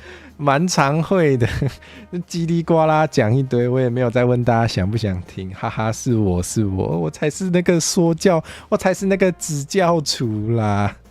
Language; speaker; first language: Chinese; native; Chinese